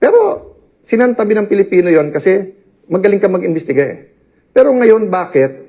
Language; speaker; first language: Filipino; native; Filipino